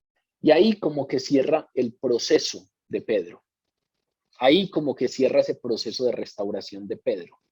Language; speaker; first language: Spanish; native; Spanish